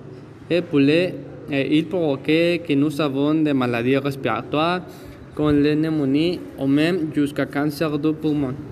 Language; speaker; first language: French; non-native, learner; Spanish